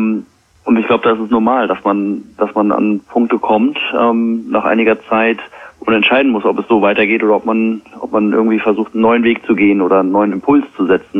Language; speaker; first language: German; native; German